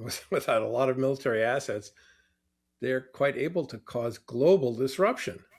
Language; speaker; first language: English; native; English